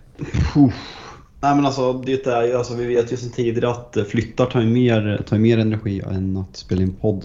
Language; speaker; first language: Swedish; native; Swedish